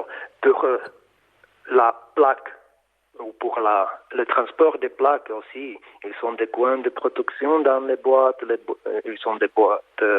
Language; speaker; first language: French; non-native, fluent; Czech